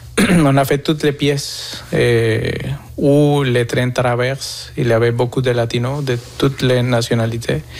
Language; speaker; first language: French; non-native, fluent; Spanish